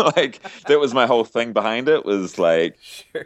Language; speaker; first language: English; native; English